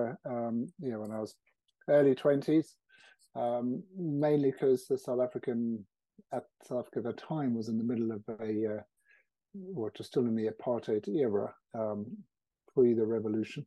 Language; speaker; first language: English; native; English